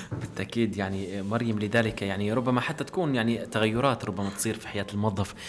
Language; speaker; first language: Arabic; native; Arabic